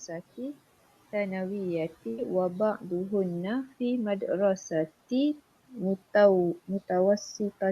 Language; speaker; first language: Arabic; non-native, learner; Malay